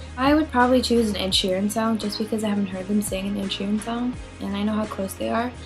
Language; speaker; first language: English; non-native, local second language; Filipino